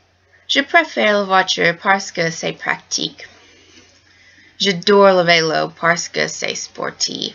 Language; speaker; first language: French; non-native, learner; English